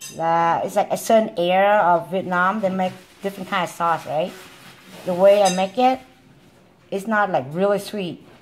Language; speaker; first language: English; non-native, fluent; Vietnamese